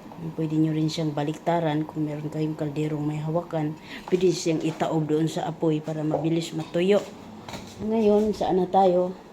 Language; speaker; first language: Filipino; non-native, local second language; Cebuano